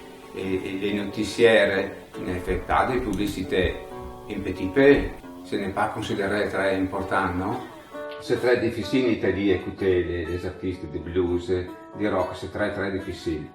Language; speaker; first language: French; non-native, learner; Italian